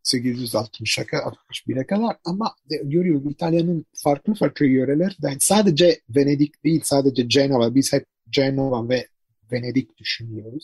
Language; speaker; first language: Turkish; non-native, fluent; Italian